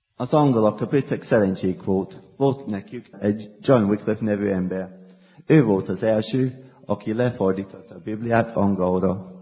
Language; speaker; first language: Hungarian; non-native, fluent; English